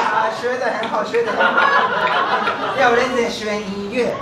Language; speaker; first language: Chinese; non-native, fluent; Japanese